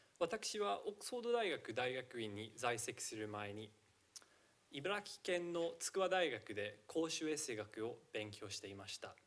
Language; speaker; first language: Japanese; non-native, fluent; English